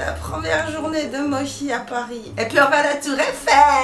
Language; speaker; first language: French; native; French